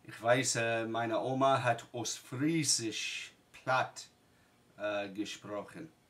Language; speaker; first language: German; early bilingual, other home language; English